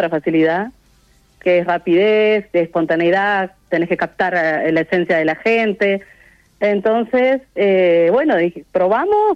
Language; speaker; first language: Spanish; native; Spanish